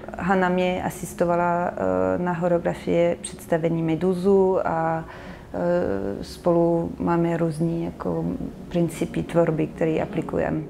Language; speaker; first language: Czech; non-native, fluent; French